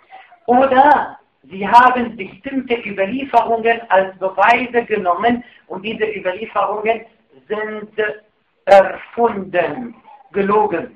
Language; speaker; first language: German; non-native, fluent; Arabic